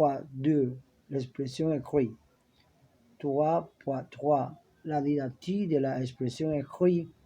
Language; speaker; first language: French; non-native, learner; Spanish